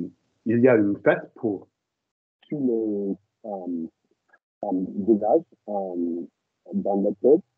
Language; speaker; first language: French; non-native, learner; English